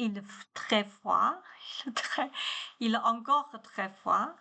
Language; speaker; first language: French; non-native, learner; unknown